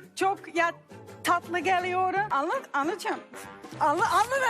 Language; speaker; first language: Turkish; non-native, learner; Dutch